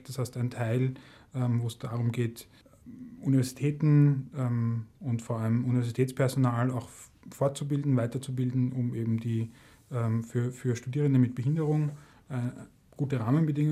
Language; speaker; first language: German; native; German